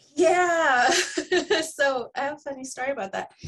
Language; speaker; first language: English; early bilingual, other home language; Spanish